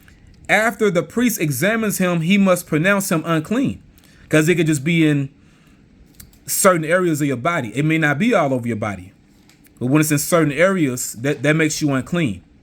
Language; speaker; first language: English; native; English